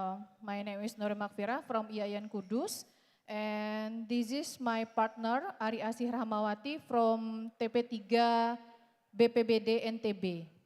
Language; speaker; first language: English; non-native, learner; Indonesian